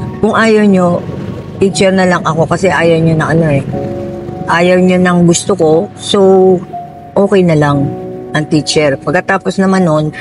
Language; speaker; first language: Filipino; native; Filipino